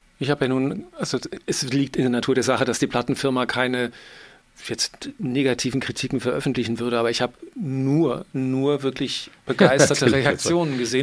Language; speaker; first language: German; native; German